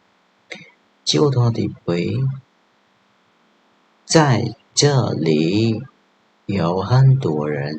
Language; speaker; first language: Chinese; non-native, fluent; Khmer